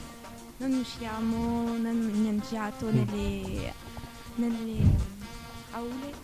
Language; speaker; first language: Italian; non-native, learner; French